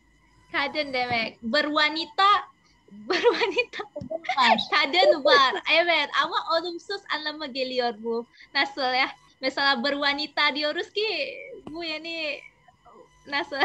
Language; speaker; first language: Turkish; non-native, fluent; Indonesian